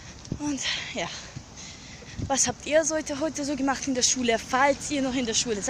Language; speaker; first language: German; early bilingual, other home language; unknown